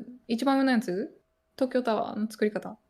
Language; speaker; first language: Japanese; native; Japanese